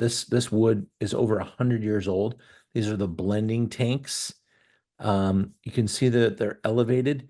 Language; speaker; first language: English; native; English